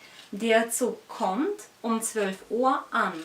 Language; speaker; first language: German; non-native, fluent; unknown